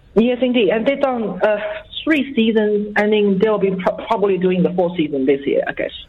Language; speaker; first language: English; non-native, fluent; Chinese